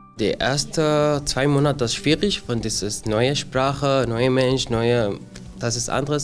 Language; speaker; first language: German; non-native, learner; Arabic